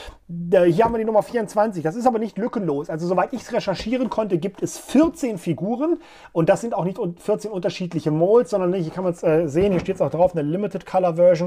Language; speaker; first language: German; native; German